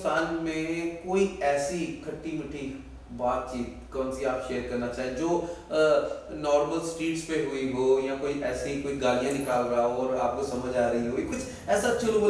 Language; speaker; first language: Hindi; native; Hindi